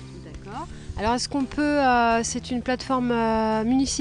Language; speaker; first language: French; native; French